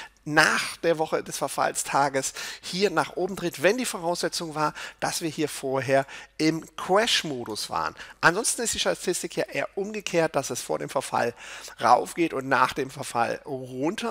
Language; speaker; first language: German; native; German